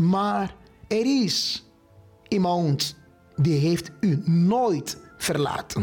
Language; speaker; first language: Dutch; non-native, fluent; Portuguese